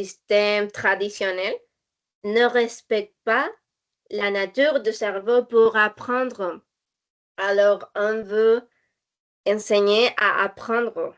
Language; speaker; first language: French; non-native, learner; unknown